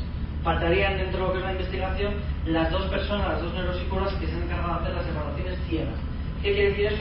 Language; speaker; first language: Spanish; native; Spanish